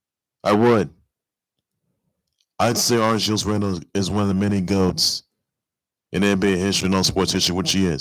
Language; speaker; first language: English; native; English